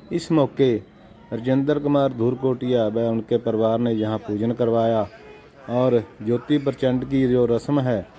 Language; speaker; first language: Hindi; non-native, local second language; Punjabi